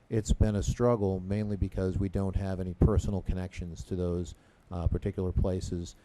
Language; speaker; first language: English; native; English